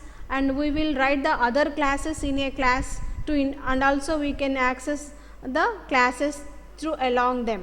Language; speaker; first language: English; non-native, local second language; Telugu